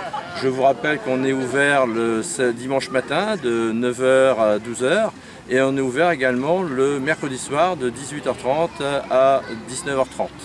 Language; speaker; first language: French; native; French